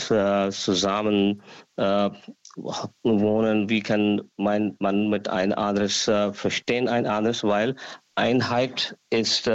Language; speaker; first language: German; non-native, learner; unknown